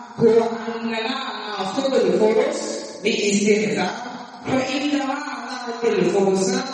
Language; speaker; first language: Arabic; non-native, learner; Tamil